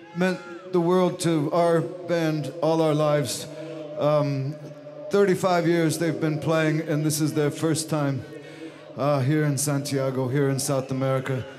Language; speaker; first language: English; native; English